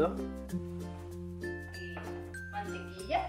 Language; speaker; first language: Spanish; non-native, learner; Japanese